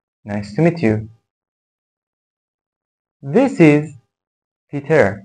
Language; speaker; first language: English; non-native, fluent; Persian